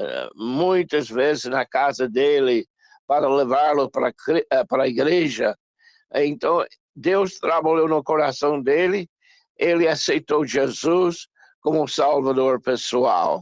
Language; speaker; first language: Portuguese; non-native, fluent; English